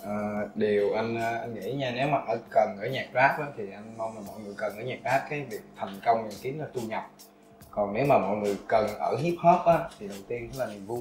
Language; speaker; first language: Vietnamese; native; Vietnamese